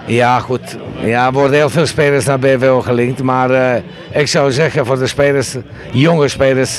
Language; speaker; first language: Dutch; non-native, fluent; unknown